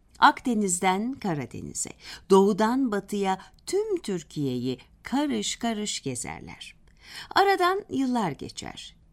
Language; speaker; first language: Turkish; native; Turkish